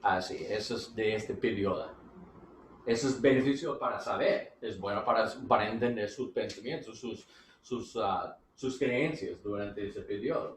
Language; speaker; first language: Spanish; non-native, learner; English